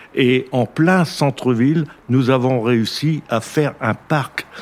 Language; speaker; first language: French; native; French